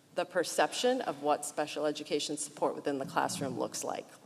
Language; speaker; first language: English; early bilingual, other home language; Portuguese